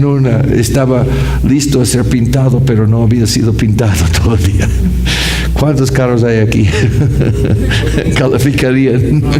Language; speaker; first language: Spanish; non-native, fluent; English